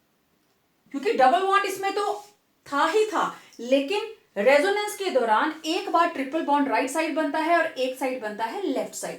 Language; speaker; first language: Hindi; native; Hindi